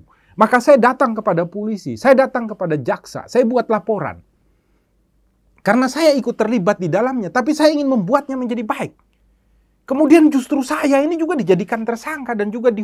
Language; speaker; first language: Indonesian; native; Indonesian